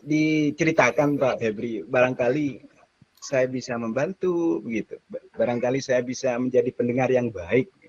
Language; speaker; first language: Indonesian; non-native, local second language; Javanese